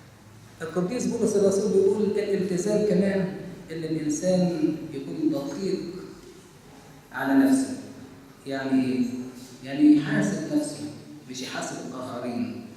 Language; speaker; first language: Arabic; native; Arabic